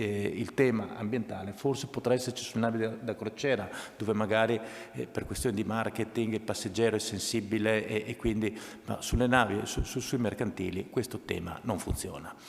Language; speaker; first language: Italian; native; Italian